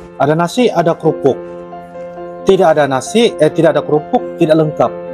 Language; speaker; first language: Malay; native; Malay